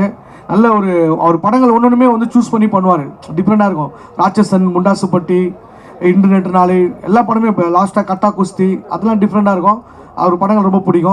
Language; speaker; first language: Tamil; native; Tamil